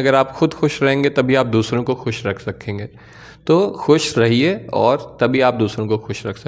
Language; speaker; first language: Hindi; native; Hindi